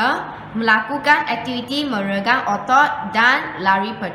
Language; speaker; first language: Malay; non-native, local second language; Chinese